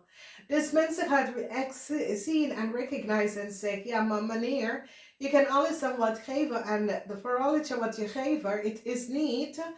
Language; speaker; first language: Dutch; non-native, fluent; English